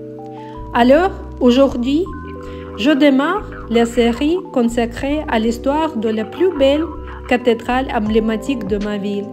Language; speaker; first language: French; non-native, learner; Ukrainian